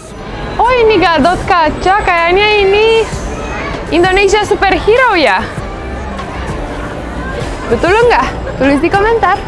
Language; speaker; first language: Indonesian; non-native, fluent; Romanian